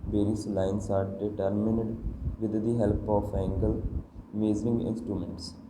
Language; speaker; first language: English; non-native, local second language; Punjabi